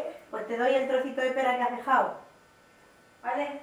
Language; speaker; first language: Spanish; native; Spanish